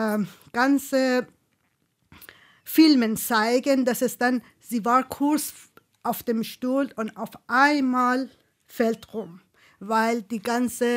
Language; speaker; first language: German; non-native, fluent; Persian